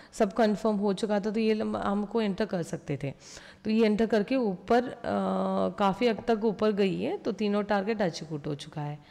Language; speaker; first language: Hindi; non-native, local second language; Malayalam